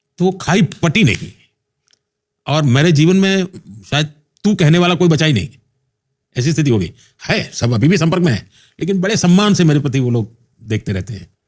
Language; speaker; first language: Hindi; non-native, local second language; Gujarati